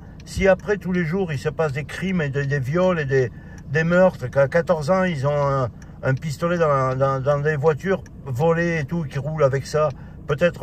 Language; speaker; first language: French; native; French